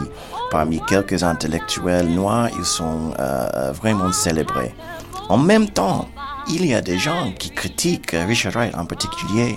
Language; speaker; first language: French; non-native, fluent; English